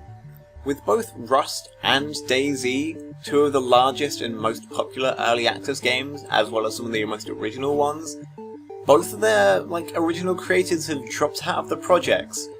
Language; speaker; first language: English; native; English